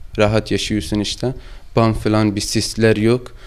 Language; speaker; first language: Turkish; non-native, learner; Persian